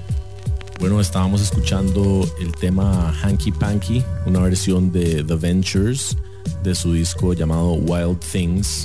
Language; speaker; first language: Spanish; native; Spanish